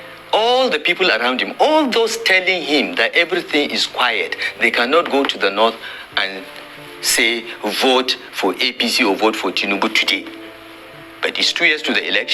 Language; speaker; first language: English; non-native, local second language; Hausa